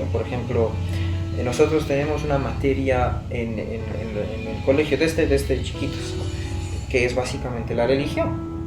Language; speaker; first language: Spanish; non-native, fluent; Persian